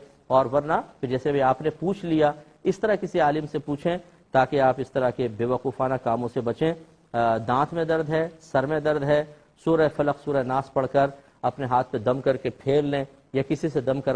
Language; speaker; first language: Urdu; native; Urdu